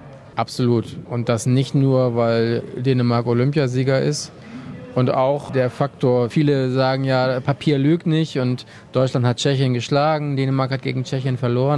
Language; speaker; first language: German; native; German